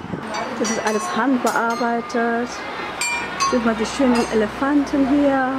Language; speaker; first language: German; non-native, fluent; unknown